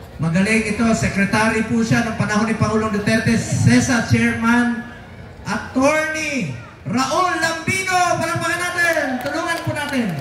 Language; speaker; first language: Filipino; non-native, local second language; Cebuano